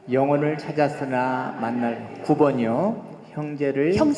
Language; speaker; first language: Korean; native; Korean